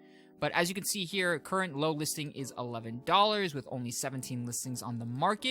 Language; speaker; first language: English; native; English